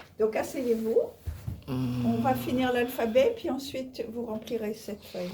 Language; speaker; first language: French; native; French